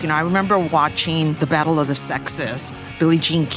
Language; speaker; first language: English; native; English